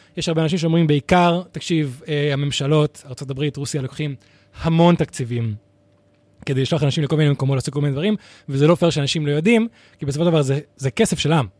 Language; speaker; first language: Hebrew; native; Hebrew